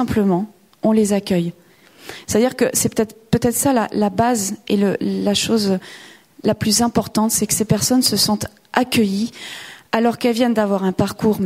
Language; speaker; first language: French; native; French